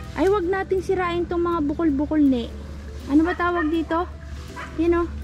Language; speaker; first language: Filipino; non-native, local second language; Iloko